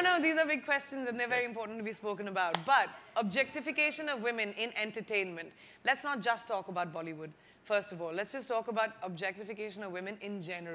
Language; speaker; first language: English; non-native, local second language; Hindi